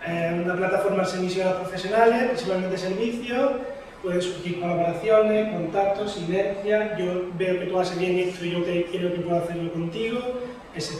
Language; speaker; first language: Spanish; native; Spanish